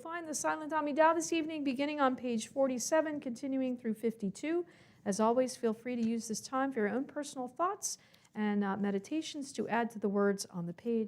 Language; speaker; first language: English; native; English